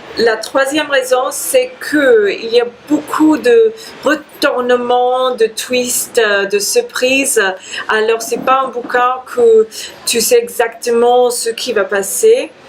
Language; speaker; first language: French; non-native, fluent; English